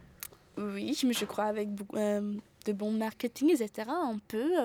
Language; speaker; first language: French; non-native, fluent; German